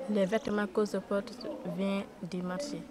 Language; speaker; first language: French; non-native, local second language; Fula